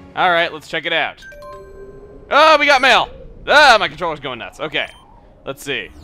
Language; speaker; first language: English; native; English